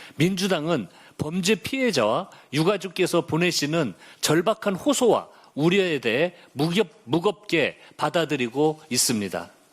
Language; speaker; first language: Korean; native; Korean